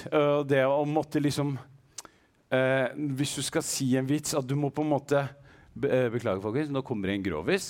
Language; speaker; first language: Norwegian; early bilingual, other home language; Arabic